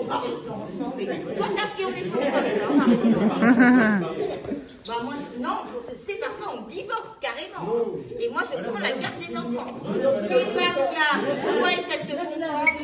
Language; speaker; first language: French; native; French